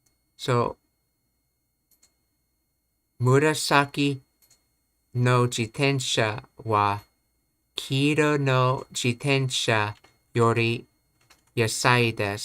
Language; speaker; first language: Japanese; non-native, learner; English